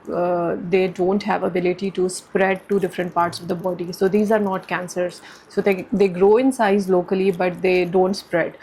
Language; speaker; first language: English; non-native, local second language; Urdu